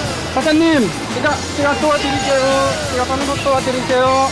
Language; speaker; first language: Korean; non-native, learner; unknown